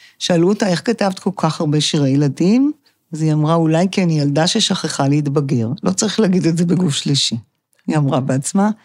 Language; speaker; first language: Hebrew; native; Hebrew